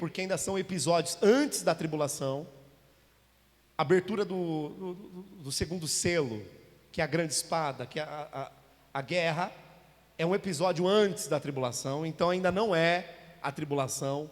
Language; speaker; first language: Portuguese; native; Portuguese